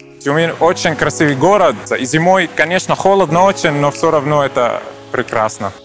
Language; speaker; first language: Russian; non-native, fluent; Arabic